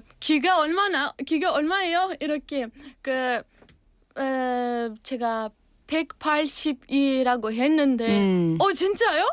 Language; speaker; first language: Korean; non-native, learner; Uzbek